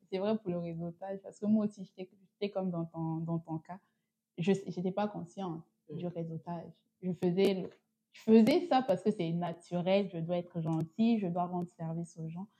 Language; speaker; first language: French; non-native, local second language; Lingala